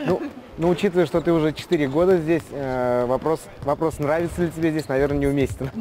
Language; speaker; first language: Russian; native; Russian